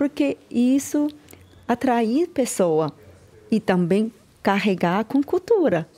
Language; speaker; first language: Portuguese; non-native, learner; Chinese